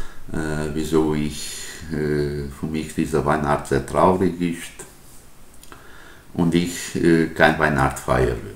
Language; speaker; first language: German; non-native, learner; Portuguese